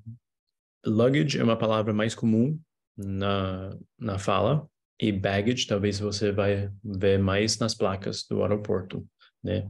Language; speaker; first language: Portuguese; non-native, fluent; English